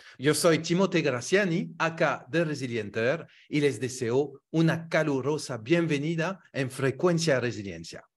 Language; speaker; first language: Spanish; non-native, fluent; French